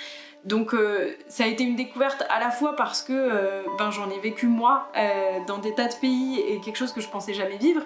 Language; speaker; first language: French; native; French